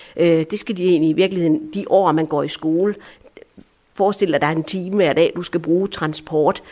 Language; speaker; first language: Danish; early bilingual, other home language; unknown